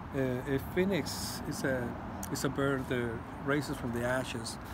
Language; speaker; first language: English; non-native, fluent; Spanish